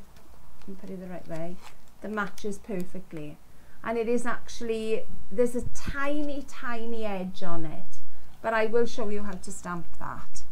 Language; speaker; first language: English; native; English